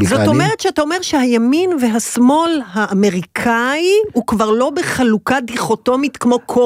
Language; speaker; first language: Hebrew; native; Hebrew